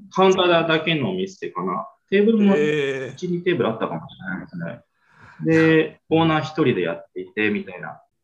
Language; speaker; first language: Japanese; early bilingual, heritage; Japanese